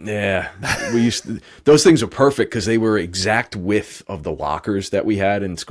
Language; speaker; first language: English; native; English